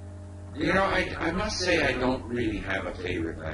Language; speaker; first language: English; non-native, fluent; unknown